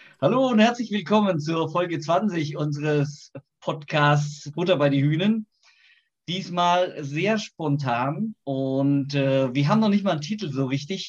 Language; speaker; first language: German; native; German